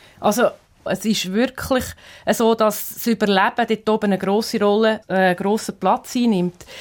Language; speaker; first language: German; native; German